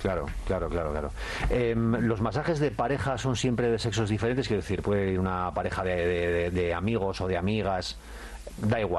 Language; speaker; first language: Spanish; native; Spanish